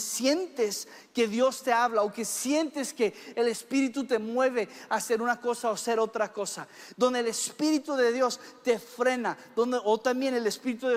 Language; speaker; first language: Spanish; early bilingual, other home language; English